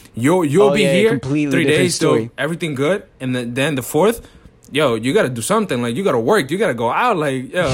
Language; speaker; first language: English; non-native, fluent; Spanish